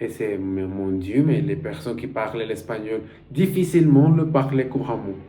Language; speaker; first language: French; non-native, learner; Spanish